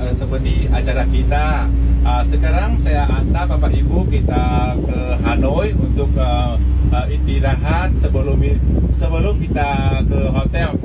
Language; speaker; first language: Indonesian; non-native, learner; Vietnamese